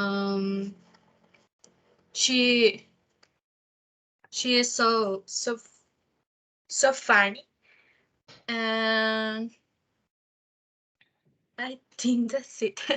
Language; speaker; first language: English; non-native, learner; Spanish